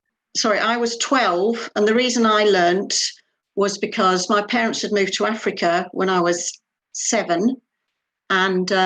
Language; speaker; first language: English; native; English